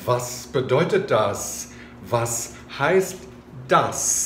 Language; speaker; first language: German; non-native, fluent; Chinese